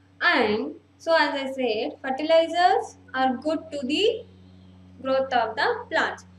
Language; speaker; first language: English; non-native, local second language; Telugu